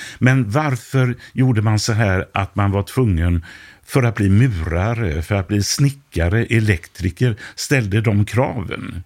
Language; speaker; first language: Swedish; native; Swedish